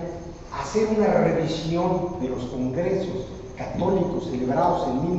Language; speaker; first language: Spanish; native; Spanish